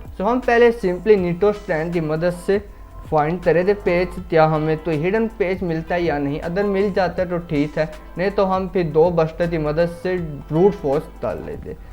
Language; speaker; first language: Urdu; non-native, local second language; Punjabi